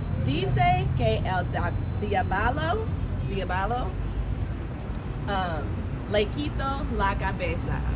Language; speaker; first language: Spanish; non-native, learner; English